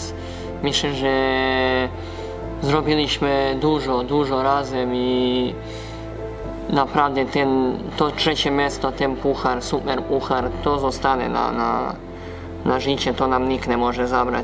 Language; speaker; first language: Polish; non-native, fluent; Serbian